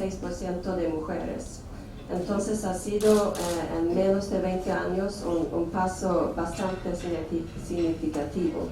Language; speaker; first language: Spanish; non-native, fluent; Swedish